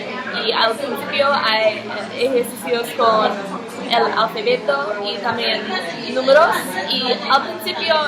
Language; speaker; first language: Spanish; non-native, learner; English